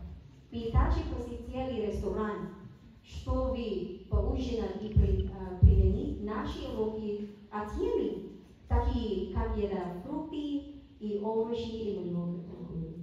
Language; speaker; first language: Russian; non-native, learner; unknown